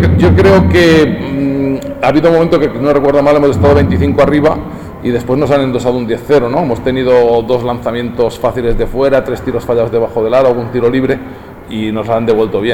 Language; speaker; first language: Spanish; native; Spanish